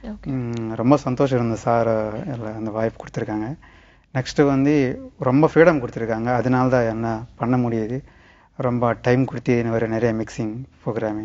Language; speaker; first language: Tamil; native; Tamil